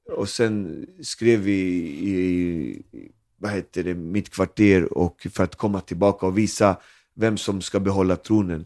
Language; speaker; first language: Swedish; native; Swedish